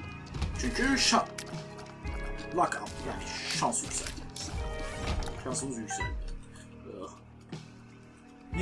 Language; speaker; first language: Turkish; native; Turkish